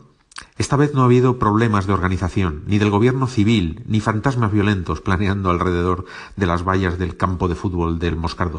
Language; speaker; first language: Spanish; native; Spanish